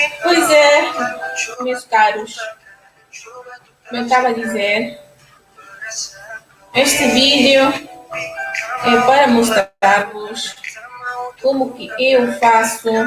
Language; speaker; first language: Portuguese; non-native, local second language; Tetum